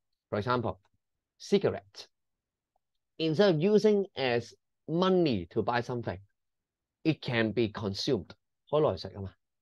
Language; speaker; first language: English; non-native, local second language; Cantonese